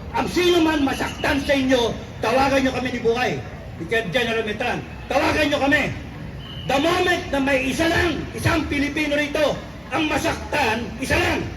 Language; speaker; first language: Filipino; non-native, local second language; Cebuano